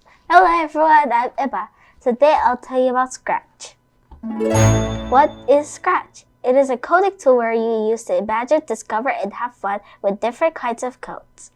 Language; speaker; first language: English; non-native, fluent; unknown